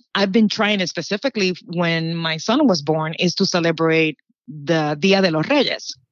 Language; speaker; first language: English; early bilingual, other home language; Spanish